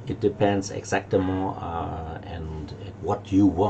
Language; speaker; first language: English; non-native, learner; German